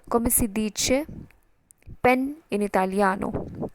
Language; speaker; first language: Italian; non-native, fluent; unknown